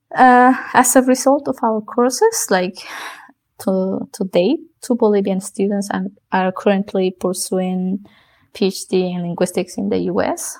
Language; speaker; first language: English; non-native, fluent; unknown